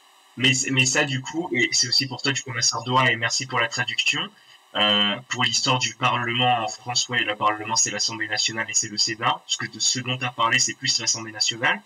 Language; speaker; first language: French; native; French